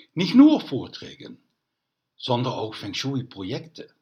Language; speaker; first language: German; non-native, learner; Dutch